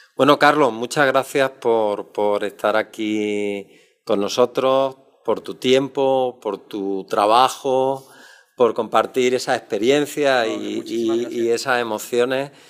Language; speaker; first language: Spanish; native; Spanish